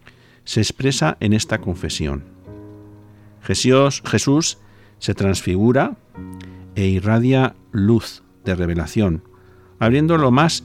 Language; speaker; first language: Spanish; native; Spanish